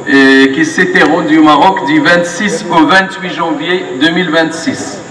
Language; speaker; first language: French; non-native, local second language; Arabic